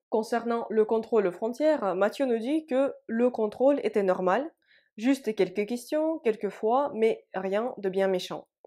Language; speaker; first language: French; non-native, fluent; Russian